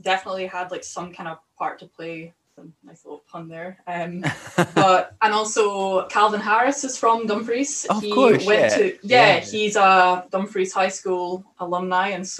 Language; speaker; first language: English; native; English